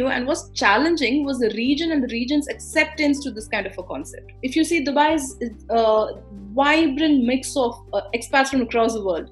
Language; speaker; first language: English; non-native, local second language; Tamil